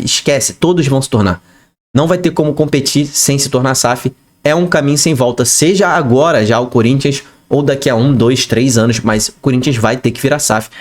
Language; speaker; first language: Portuguese; native; Portuguese